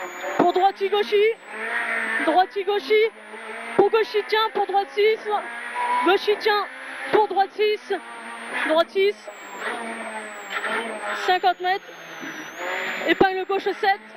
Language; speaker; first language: French; native; French